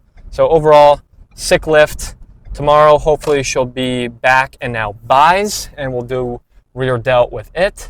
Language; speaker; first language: English; native; English